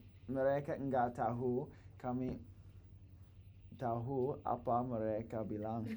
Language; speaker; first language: Indonesian; non-native, learner; English